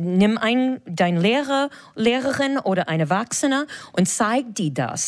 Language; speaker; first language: German; non-native, fluent; English